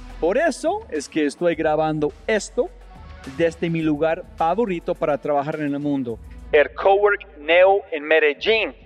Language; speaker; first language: Spanish; non-native, fluent; English